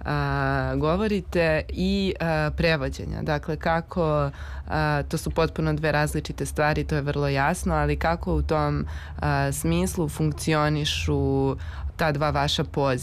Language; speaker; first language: Serbian; native; Serbian